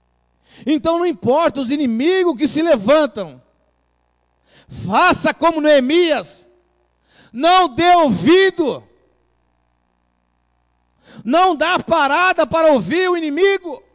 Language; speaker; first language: Portuguese; native; Portuguese